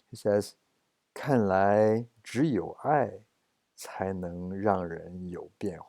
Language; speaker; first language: Chinese; non-native, fluent; English